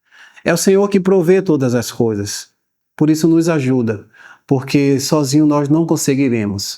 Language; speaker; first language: Portuguese; native; Portuguese